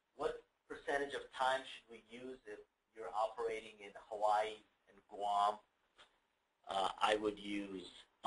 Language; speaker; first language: English; native; English